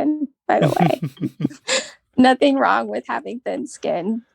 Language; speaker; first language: English; native; English